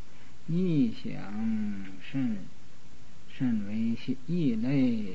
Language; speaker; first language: Chinese; native; Chinese